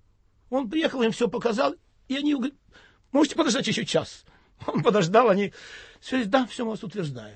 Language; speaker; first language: Russian; native; Russian